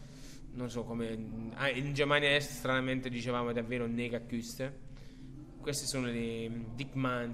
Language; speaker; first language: Italian; non-native, fluent; German